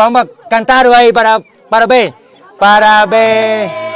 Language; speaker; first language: Portuguese; non-native, learner; Vietnamese